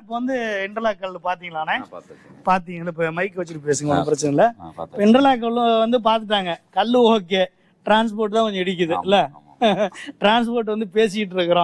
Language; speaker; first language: Tamil; native; Tamil